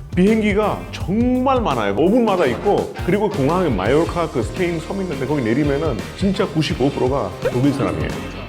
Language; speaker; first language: Korean; non-native, fluent; Hindi